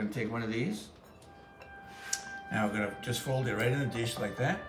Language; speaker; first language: English; native; English